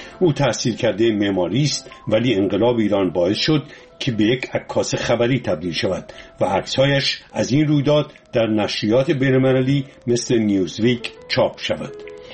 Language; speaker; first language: Persian; native; Persian